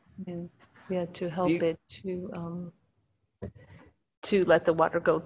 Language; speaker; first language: English; native; English